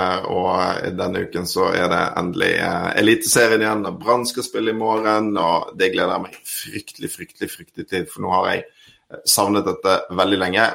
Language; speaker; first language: Norwegian; native; Norwegian